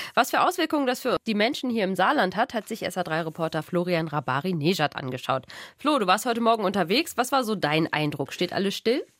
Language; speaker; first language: German; native; German